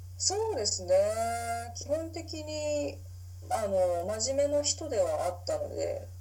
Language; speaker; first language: Japanese; native; Japanese